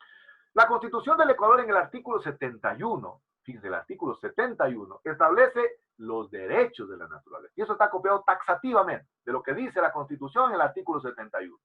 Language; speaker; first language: Spanish; native; Spanish